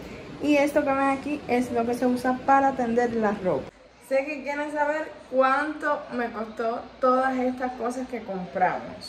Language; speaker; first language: Spanish; native; Spanish